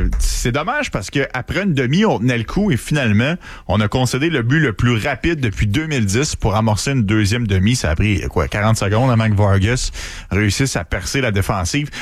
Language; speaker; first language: French; native; French